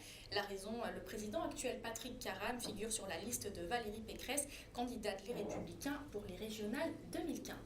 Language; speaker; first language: French; native; French